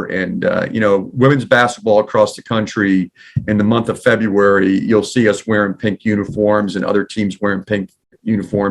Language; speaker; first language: English; native; English